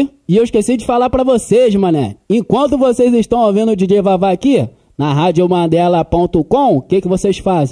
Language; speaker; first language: Portuguese; native; Portuguese